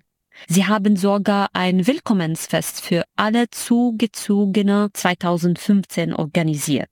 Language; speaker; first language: German; non-native, fluent; Arabic